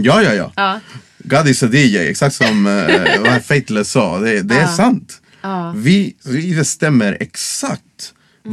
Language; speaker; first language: Swedish; non-native, fluent; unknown